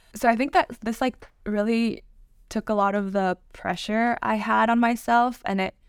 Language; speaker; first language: English; non-native, fluent; Spanish